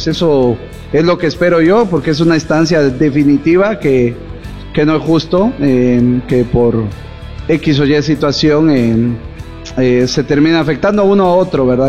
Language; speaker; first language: Spanish; native; Spanish